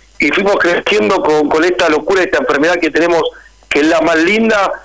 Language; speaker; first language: Spanish; native; Spanish